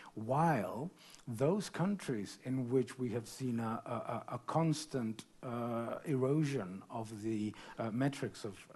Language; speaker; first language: English; non-native, fluent; Spanish